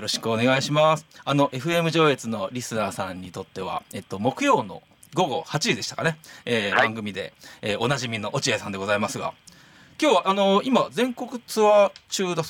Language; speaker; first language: Japanese; native; Japanese